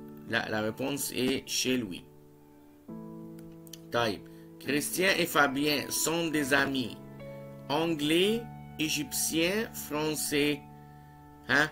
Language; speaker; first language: French; non-native, fluent; Arabic